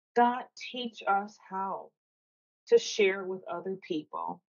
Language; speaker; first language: English; native; English